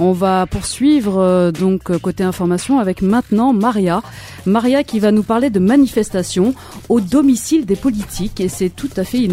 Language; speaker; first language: French; native; French